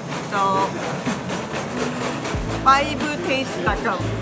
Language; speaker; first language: English; non-native, learner; Korean